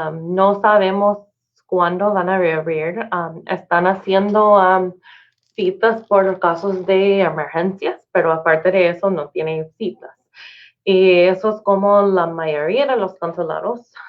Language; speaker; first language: Spanish; non-native, learner; English